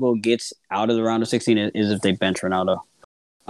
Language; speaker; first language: English; non-native, local second language; Akan